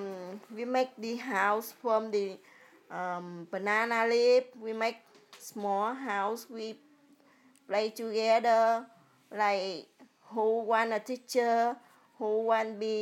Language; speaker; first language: English; early bilingual, other home language; Vietnamese